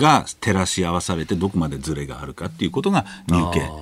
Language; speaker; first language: Japanese; native; Japanese